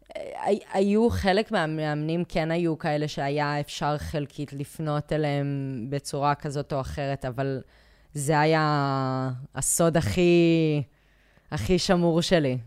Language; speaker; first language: Hebrew; early bilingual, other home language; English